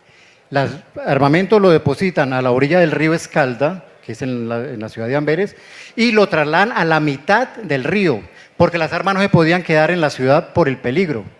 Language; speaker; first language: Spanish; native; Spanish